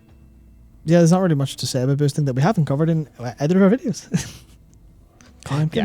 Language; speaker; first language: English; native; English